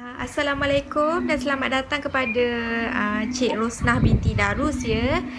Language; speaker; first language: Malay; native; Malay